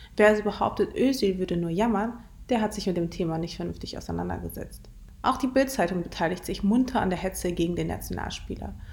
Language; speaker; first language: German; early bilingual, other home language; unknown